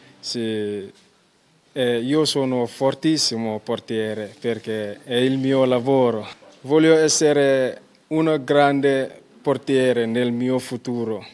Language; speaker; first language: Italian; non-native, learner; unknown